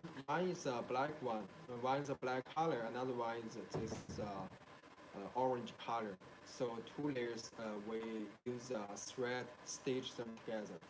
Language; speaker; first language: English; non-native, learner; Chinese